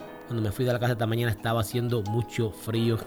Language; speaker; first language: Spanish; early bilingual, heritage; Spanish